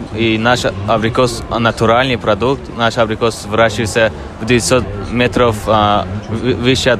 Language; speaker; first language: Russian; non-native, learner; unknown